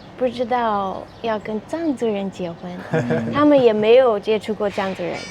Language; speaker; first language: Chinese; non-native, fluent; English